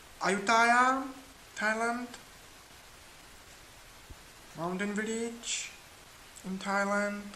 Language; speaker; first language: English; non-native, learner; Czech